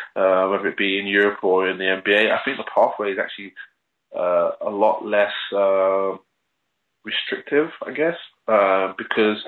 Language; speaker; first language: English; native; English